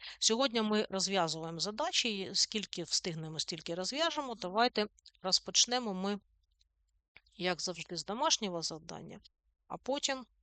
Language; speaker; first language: Ukrainian; non-native, local second language; Russian